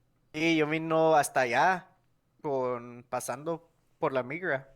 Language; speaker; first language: Spanish; non-native, learner; English